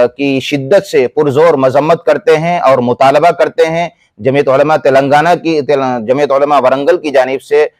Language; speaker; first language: Urdu; native; Urdu